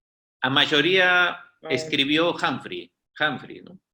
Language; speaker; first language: Portuguese; non-native, learner; Spanish